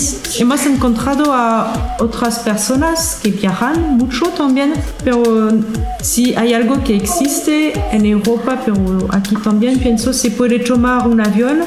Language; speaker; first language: Spanish; non-native, learner; French